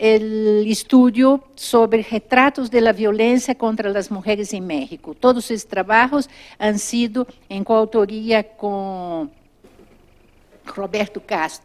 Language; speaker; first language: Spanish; non-native, fluent; Portuguese